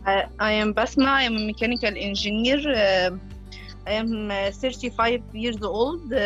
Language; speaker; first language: English; non-native, learner; Arabic